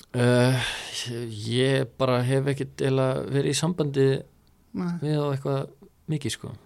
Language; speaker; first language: Icelandic; early bilingual, other home language; Serbian